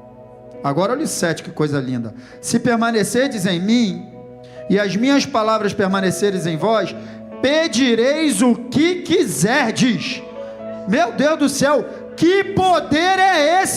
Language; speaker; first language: Portuguese; native; Portuguese